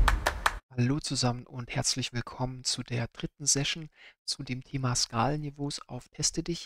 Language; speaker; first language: German; native; German